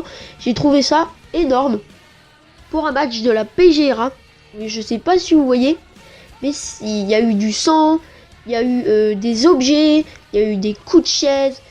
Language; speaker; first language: French; native; French